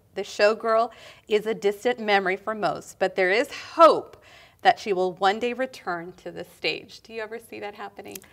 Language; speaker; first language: English; native; English